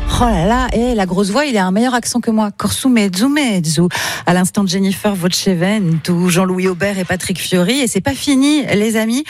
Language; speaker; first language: French; native; French